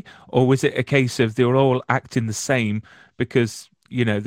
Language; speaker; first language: English; native; English